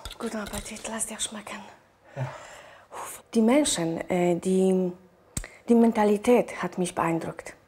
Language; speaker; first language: German; non-native, fluent; Polish